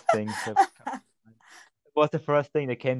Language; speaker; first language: English; non-native, fluent; German